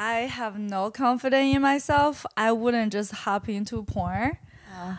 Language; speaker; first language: English; non-native, fluent; Chinese